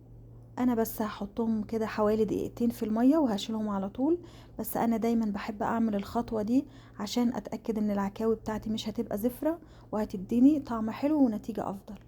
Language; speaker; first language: Arabic; native; Arabic